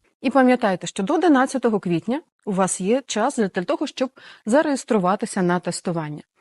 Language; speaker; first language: Ukrainian; native; Ukrainian